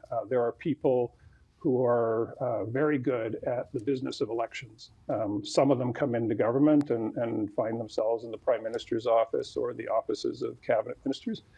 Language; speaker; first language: English; native; English